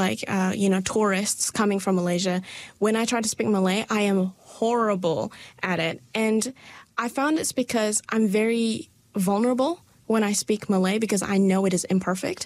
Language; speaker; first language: English; non-native, local second language; Malay